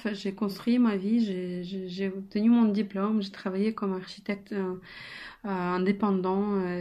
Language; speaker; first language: French; non-native, fluent; Ukrainian